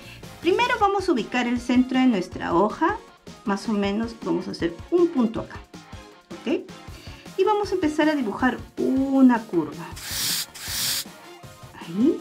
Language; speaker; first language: Spanish; native; Spanish